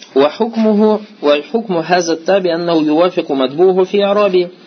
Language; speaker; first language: Arabic; non-native, fluent; Russian